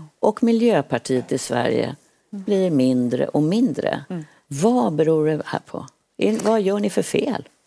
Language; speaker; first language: Swedish; native; Swedish